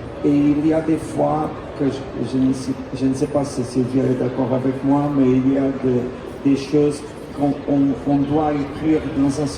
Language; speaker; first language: French; non-native, fluent; Portuguese